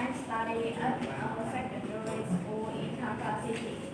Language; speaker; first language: English; non-native, learner; Vietnamese